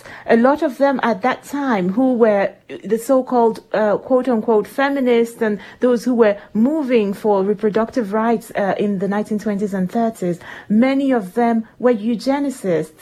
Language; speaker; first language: English; non-native, local second language; Igbo